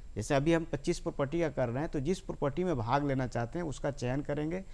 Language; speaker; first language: Hindi; native; Hindi